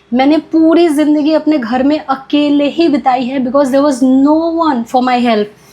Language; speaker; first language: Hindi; non-native, local second language; Bangla